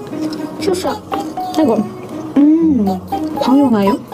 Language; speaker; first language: Chinese; non-native, learner; Korean